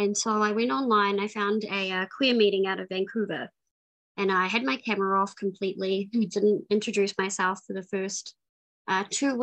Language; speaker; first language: English; native; English